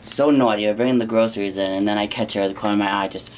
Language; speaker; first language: English; native; English